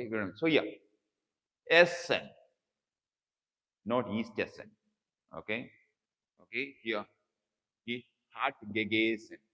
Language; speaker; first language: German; non-native, fluent; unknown